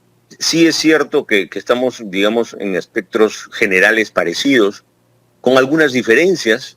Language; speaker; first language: Spanish; native; Spanish